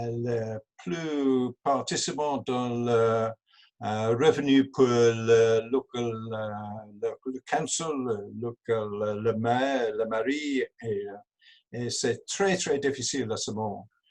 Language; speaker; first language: French; non-native, learner; English